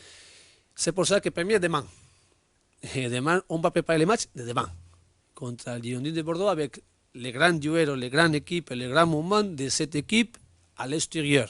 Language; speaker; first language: French; non-native, learner; Spanish